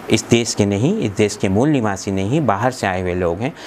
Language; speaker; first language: Hindi; native; Hindi